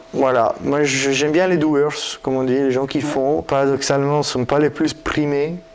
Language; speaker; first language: French; non-native, fluent; Italian